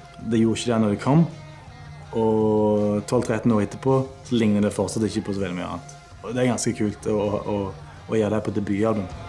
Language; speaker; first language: Norwegian; native; Norwegian